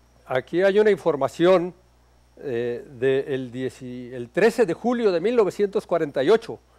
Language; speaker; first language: Spanish; native; Spanish